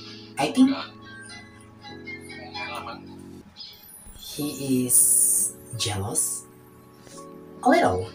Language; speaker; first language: English; non-native, local second language; Filipino